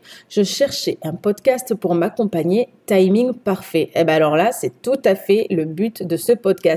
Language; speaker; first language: French; native; French